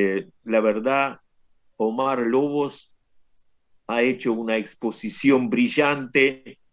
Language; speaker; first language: Spanish; non-native, fluent; Russian